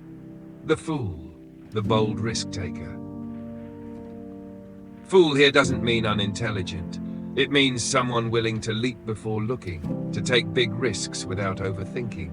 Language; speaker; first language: English; native; English